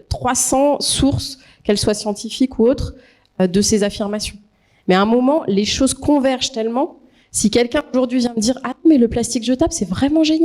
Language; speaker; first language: French; native; French